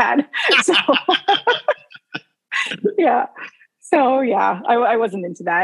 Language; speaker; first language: English; native; English